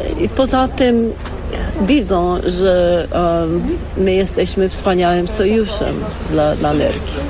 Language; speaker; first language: Polish; early bilingual, heritage; Polish